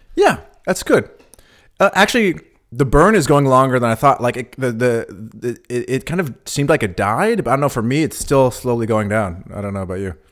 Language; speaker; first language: English; native; English